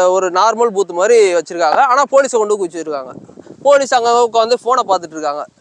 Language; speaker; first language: Tamil; native; Tamil